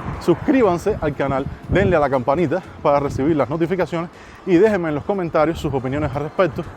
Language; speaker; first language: Spanish; native; Spanish